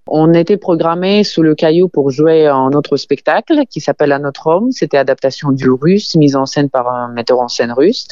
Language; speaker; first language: French; non-native, fluent; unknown